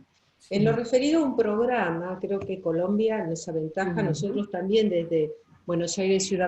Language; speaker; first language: Spanish; native; Spanish